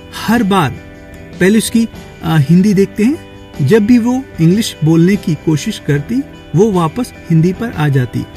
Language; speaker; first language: Hindi; native; Hindi